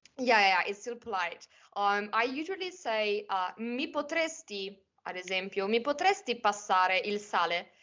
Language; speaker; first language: Italian; native; Italian